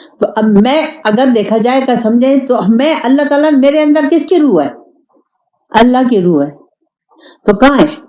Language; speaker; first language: Urdu; non-native, local second language; Pashto